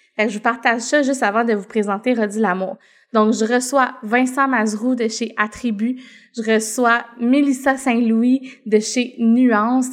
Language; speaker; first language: French; native; French